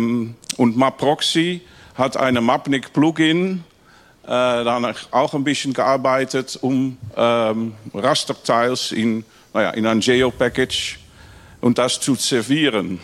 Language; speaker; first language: German; non-native, learner; Dutch